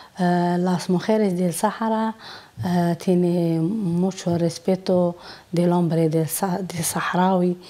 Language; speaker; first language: Spanish; non-native, learner; Arabic